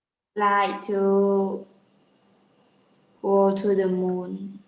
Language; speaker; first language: English; non-native, learner; Vietnamese